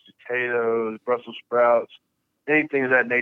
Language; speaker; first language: English; native; English